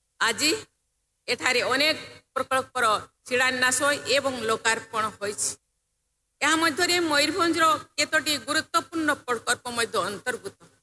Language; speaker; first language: Odia; non-native, local second language; Santali